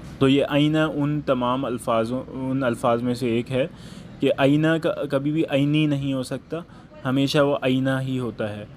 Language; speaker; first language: Urdu; native; Urdu